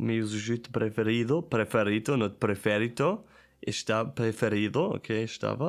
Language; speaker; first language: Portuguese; non-native, learner; German